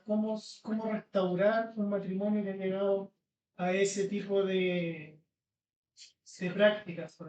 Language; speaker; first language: Spanish; native; Spanish